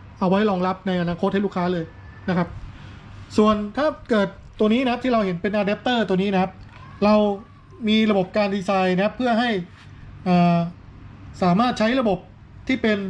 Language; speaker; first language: Thai; native; Thai